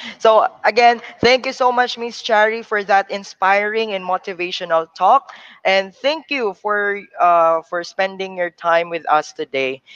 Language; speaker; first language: English; non-native, local second language; Cebuano